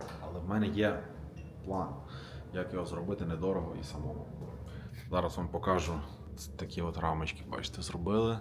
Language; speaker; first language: Ukrainian; non-native, local second language; Russian